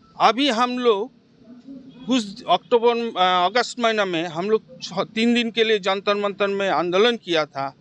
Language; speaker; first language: Hindi; non-native, local second language; Assamese